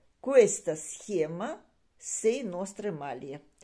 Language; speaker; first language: Italian; non-native, learner; Ukrainian